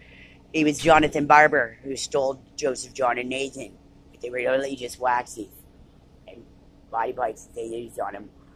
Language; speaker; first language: English; native; English